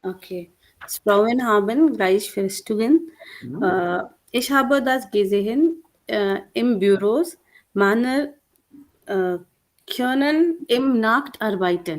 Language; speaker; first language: German; non-native, learner; Hindi